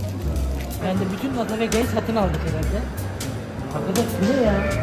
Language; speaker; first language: Turkish; native; Turkish